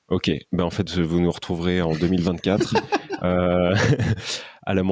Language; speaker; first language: French; native; French